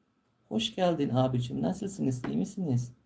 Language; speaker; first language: Turkish; non-native, learner; Filipino